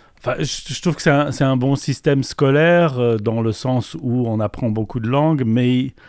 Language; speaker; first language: French; non-native, local second language; Polish